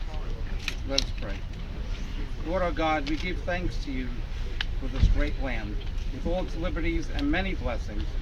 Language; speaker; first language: English; native; English